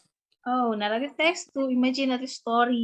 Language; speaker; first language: English; non-native, learner; Indonesian